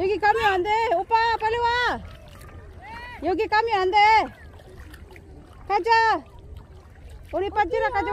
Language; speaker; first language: Korean; non-native, learner; Filipino